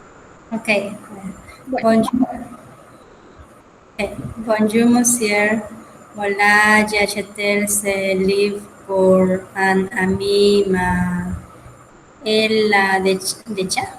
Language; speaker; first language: French; non-native, learner; Spanish